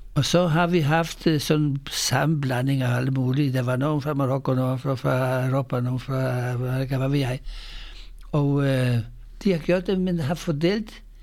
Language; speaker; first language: Danish; non-native, fluent; Polish